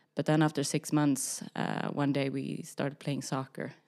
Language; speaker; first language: English; early bilingual, other home language; Swedish